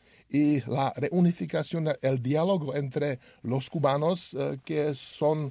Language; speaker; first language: Spanish; non-native, learner; Czech